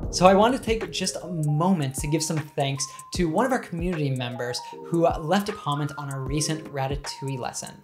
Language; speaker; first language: English; native; English